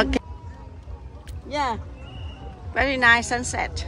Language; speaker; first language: English; non-native, learner; Vietnamese